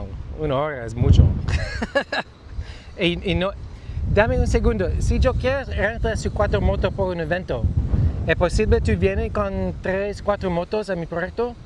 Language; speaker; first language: Spanish; non-native, learner; English